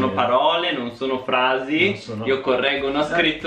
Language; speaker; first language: Italian; native; Italian